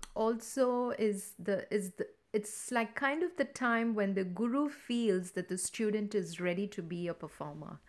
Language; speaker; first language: English; non-native, local second language; Tamil